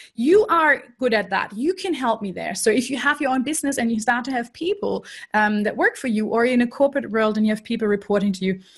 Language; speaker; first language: English; non-native, fluent; German